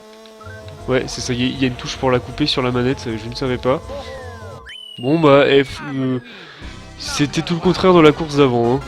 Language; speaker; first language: French; native; French